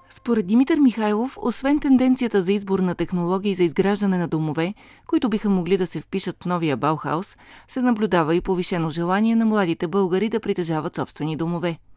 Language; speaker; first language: Bulgarian; native; Bulgarian